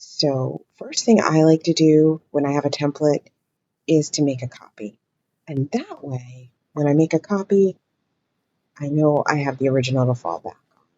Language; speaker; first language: English; native; English